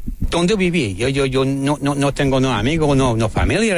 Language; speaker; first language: Spanish; non-native, learner; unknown